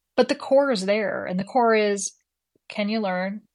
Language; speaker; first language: English; native; English